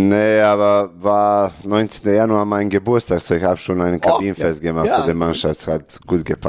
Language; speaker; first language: German; non-native, learner; Serbian